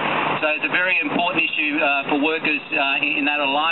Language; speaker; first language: English; native; English